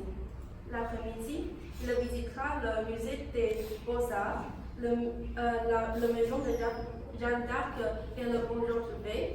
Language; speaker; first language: French; non-native, learner; Chinese